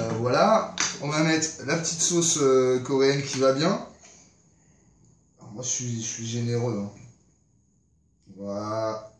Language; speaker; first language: French; native; French